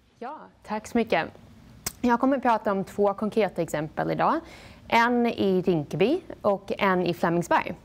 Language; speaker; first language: Swedish; non-native, fluent; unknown